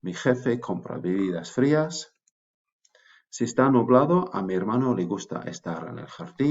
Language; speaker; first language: Spanish; non-native, fluent; English